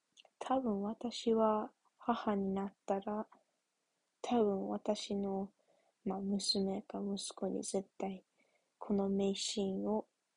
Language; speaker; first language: Japanese; early bilingual, heritage; English